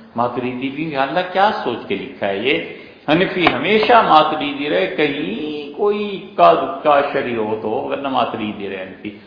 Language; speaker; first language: Urdu; native; Urdu